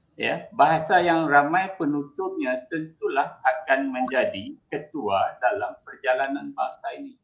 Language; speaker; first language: Malay; native; Malay